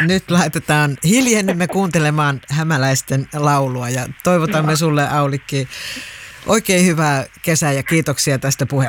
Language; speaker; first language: Finnish; native; Finnish